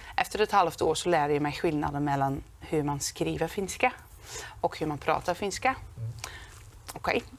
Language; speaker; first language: Swedish; non-native, fluent; Dutch